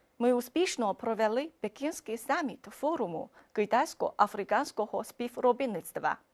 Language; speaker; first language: Ukrainian; non-native, fluent; Chinese